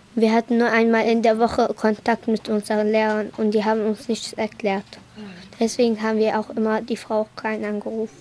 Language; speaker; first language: German; early bilingual, other home language; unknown